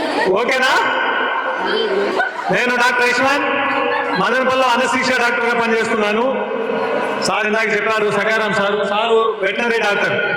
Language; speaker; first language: Telugu; native; Telugu